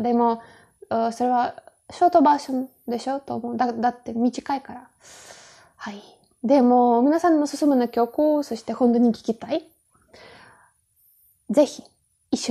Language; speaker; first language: Japanese; non-native, fluent; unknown